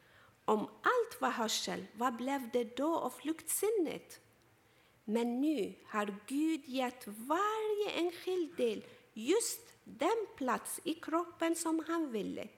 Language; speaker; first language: Swedish; non-native, fluent; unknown